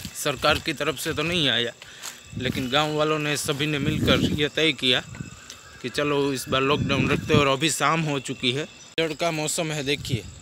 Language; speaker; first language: Hindi; non-native, local second language; Gujarati